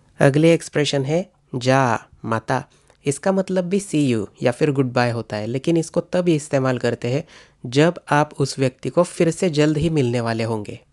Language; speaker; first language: Hindi; non-native, local second language; Marathi